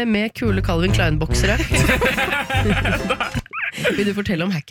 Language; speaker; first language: Norwegian; native; Norwegian